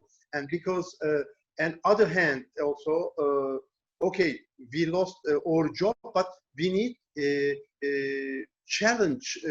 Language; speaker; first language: English; non-native, learner; Turkish